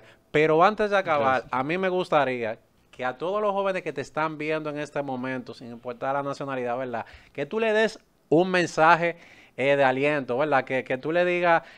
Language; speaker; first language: Spanish; native; Spanish